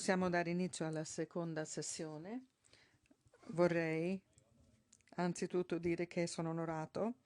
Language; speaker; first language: Italian; non-native, fluent; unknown